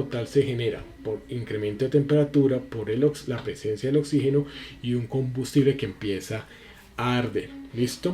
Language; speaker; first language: Spanish; native; Spanish